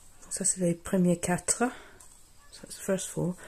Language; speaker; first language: French; non-native, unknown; English